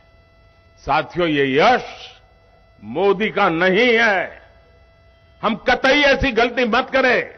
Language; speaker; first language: Hindi; non-native, local second language; Gujarati